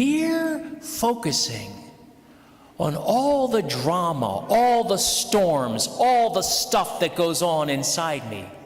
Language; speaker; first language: English; native; English